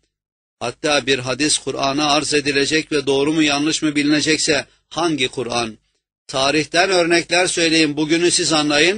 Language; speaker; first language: Turkish; native; Turkish